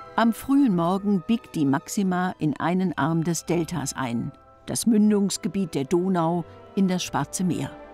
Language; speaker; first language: German; native; German